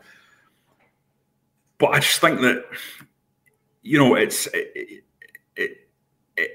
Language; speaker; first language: English; native; English